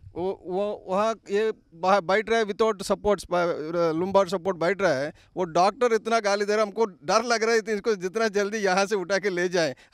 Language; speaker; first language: Hindi; non-native, local second language; Telugu